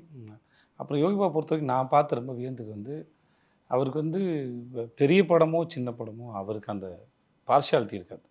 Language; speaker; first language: Tamil; native; Tamil